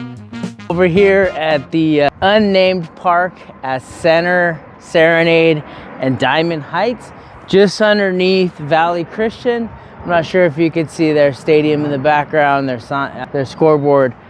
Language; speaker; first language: English; native; English